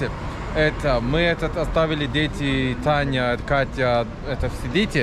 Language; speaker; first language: Russian; non-native, learner; Turkish